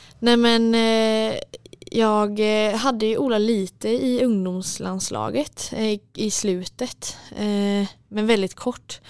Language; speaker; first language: Swedish; native; Swedish